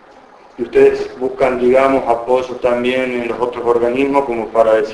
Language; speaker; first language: Spanish; native; Spanish